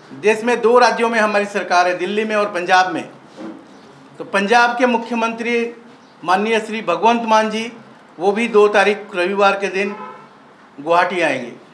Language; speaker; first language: Hindi; non-native, local second language; Assamese